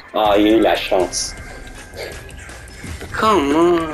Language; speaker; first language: French; native; French